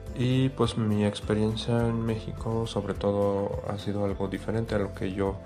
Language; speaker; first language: Spanish; non-native, fluent; Arabic